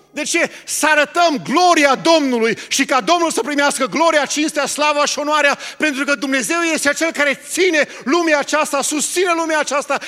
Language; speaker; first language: Romanian; early bilingual, heritage; Romanian